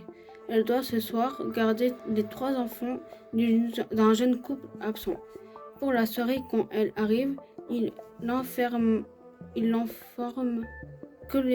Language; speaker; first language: French; native; French